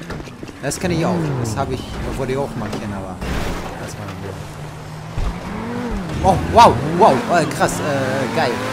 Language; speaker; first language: German; native; German